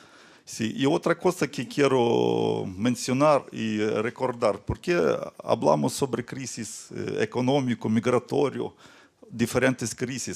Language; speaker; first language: Spanish; non-native, learner; Ukrainian